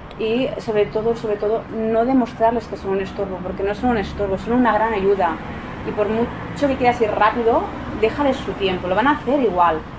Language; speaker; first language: Spanish; non-native, local second language; Catalan